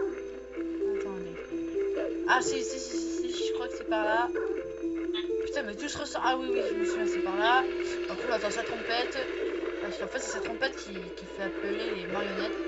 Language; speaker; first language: French; native; French